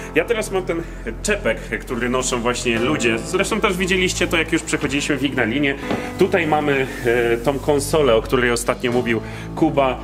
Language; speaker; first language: Polish; native; Polish